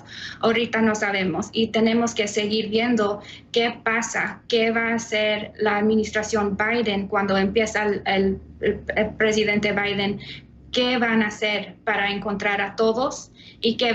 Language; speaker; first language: Spanish; early bilingual, heritage; Spanish